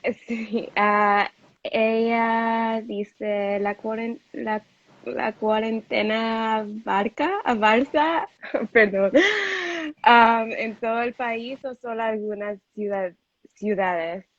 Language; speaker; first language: Spanish; non-native, learner; English